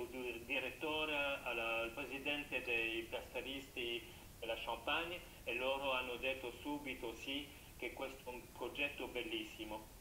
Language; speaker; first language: Italian; non-native, learner; French